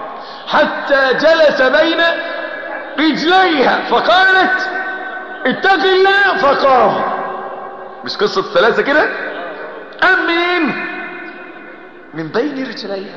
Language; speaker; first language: Arabic; native; Arabic